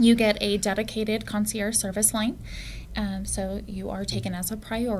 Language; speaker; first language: English; native; English